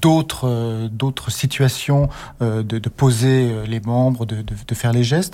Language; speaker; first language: French; native; French